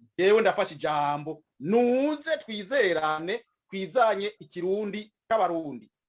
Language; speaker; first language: Rundi; native; Rundi